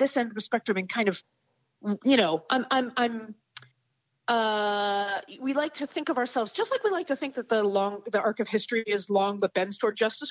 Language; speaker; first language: English; native; English